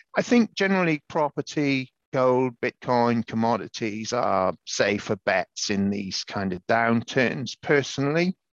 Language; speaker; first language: English; native; English